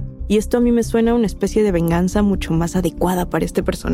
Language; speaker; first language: Spanish; native; Spanish